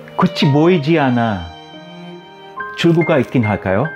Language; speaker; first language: Korean; non-native, learner; Filipino